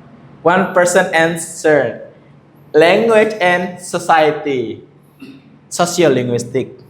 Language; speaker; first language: English; non-native, fluent; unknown